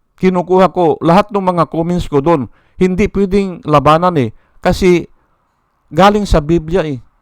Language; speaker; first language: Filipino; native; Filipino